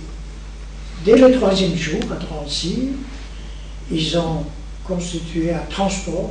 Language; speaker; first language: French; native; French